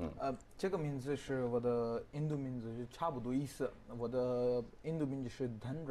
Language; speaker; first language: Chinese; non-native, learner; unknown